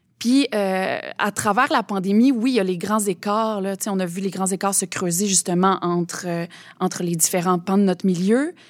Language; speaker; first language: French; native; French